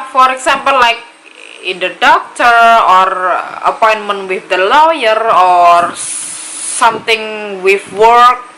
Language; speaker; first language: English; non-native, learner; Indonesian